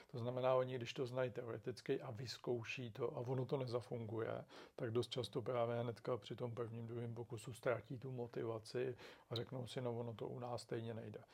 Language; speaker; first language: Czech; native; Czech